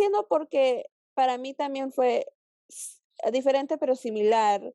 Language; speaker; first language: Spanish; early bilingual, heritage; Spanish